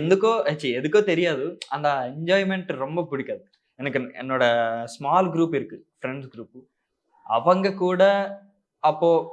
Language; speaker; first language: Tamil; non-native, learner; Telugu